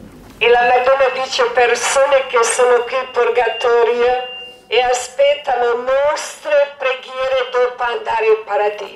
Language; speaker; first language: Italian; non-native, learner; Croatian